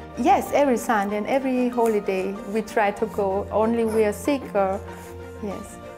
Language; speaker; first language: English; non-native, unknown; German